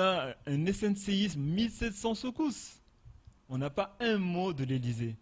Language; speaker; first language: French; non-native, local second language; Comorian